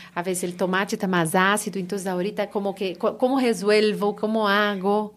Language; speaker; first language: Spanish; non-native, fluent; Portuguese